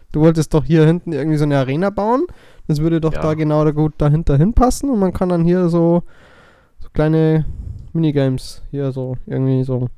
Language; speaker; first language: German; native; German